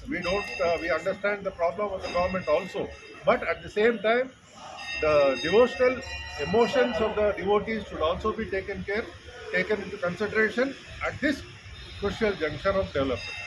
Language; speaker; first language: English; non-native, local second language; Telugu